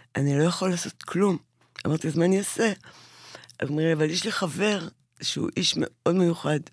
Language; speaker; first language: Hebrew; native; Hebrew